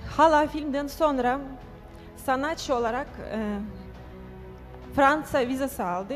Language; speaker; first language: Turkish; non-native, learner; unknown